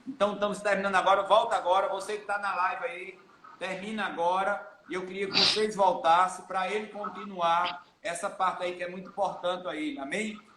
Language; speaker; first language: Portuguese; native; Portuguese